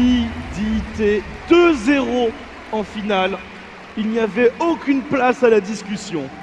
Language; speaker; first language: French; native; French